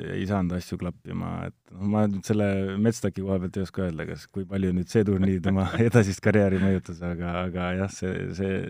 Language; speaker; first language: Estonian; native; Estonian